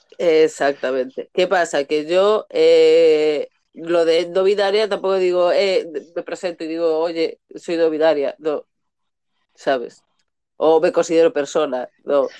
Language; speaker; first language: Spanish; native; Spanish